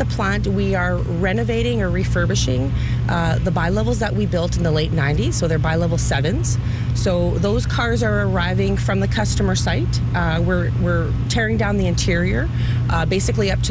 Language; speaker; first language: English; native; English